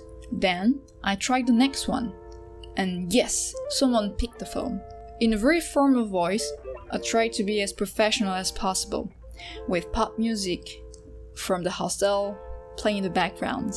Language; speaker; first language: English; non-native, fluent; French